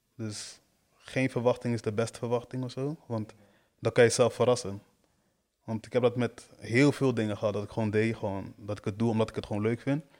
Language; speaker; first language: Dutch; early bilingual, other home language; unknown